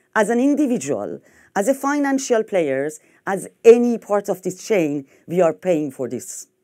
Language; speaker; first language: English; non-native, fluent; French